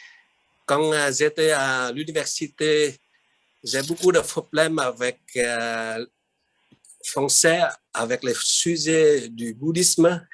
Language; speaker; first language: French; non-native, fluent; Vietnamese